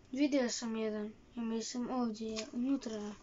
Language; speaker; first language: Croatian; early bilingual, heritage; Croatian